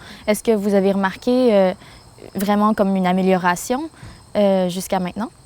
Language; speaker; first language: French; native; French